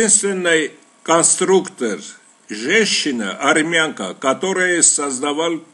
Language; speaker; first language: Russian; non-native, local second language; Armenian